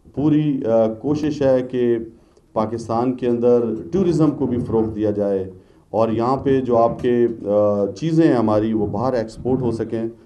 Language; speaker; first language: Urdu; non-native, local second language; Pashto